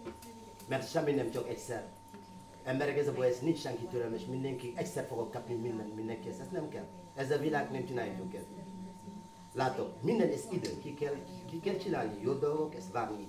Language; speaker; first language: Hungarian; non-native, fluent; Wolof